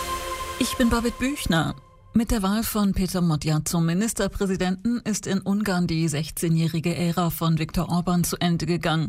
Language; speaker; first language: German; native; German